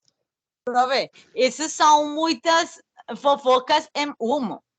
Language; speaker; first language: Portuguese; non-native, learner; Spanish